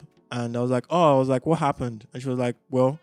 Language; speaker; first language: English; non-native, local second language; Yoruba